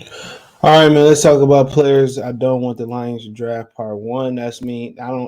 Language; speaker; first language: English; native; English